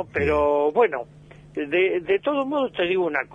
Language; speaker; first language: Spanish; native; Spanish